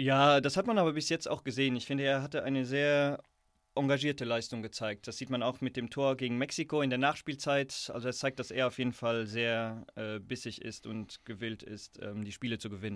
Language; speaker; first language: German; native; German